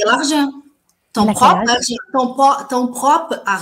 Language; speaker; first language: French; non-native, learner; Portuguese